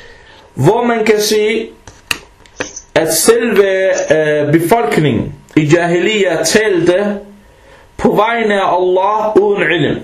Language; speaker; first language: Danish; non-native, fluent; Arabic